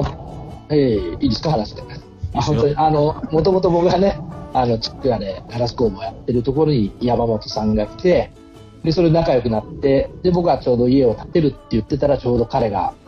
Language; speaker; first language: Japanese; native; Japanese